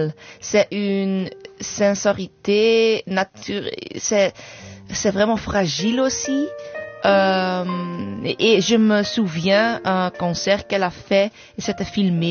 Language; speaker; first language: French; non-native, fluent; English